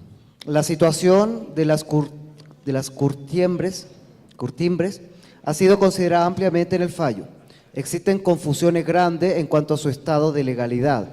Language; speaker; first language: Spanish; native; Spanish